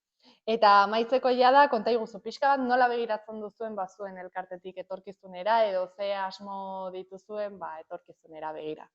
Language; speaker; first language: Basque; native; Basque